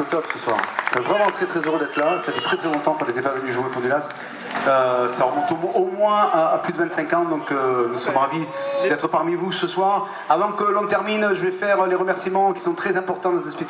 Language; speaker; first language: French; native; French